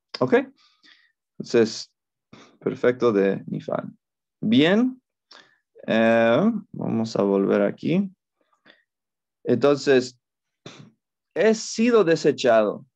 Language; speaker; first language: Spanish; non-native, fluent; English